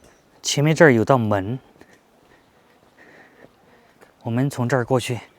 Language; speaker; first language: Chinese; native; Chinese